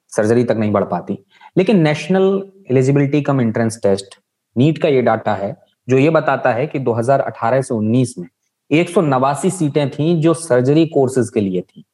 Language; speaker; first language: Hindi; native; Hindi